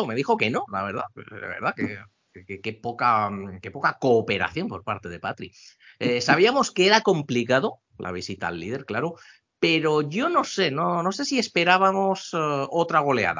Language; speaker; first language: Spanish; native; Spanish